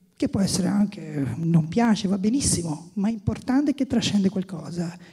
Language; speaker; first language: Italian; non-native, fluent; Albanian